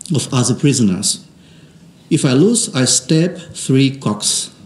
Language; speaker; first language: English; non-native, fluent; Russian